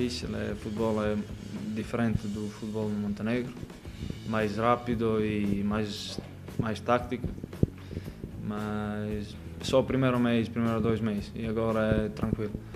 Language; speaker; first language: Portuguese; non-native, learner; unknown